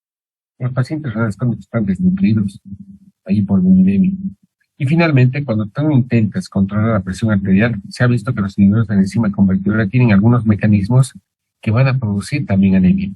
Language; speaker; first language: Spanish; native; Spanish